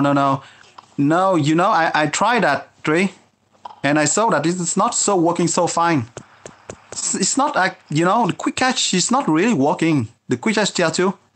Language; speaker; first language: English; non-native, fluent; French